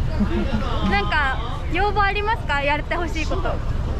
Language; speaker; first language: Japanese; native; Japanese